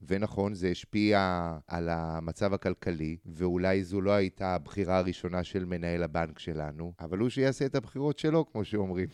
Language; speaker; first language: Hebrew; native; Hebrew